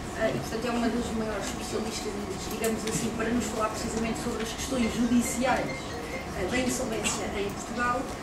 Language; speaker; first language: Portuguese; native; Portuguese